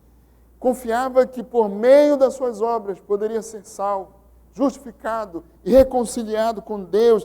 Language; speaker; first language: Portuguese; native; Portuguese